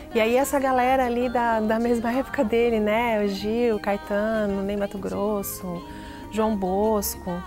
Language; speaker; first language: Portuguese; native; Portuguese